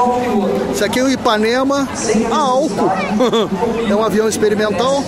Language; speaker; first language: Portuguese; native; Portuguese